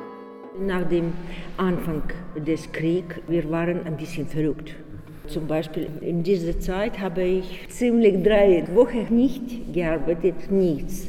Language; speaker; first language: German; non-native, learner; Ukrainian